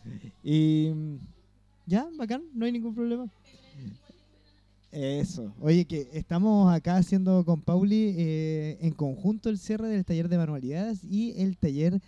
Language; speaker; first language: Spanish; native; Spanish